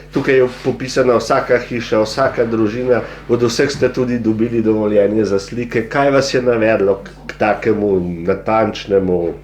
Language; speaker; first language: Slovenian; native; Slovenian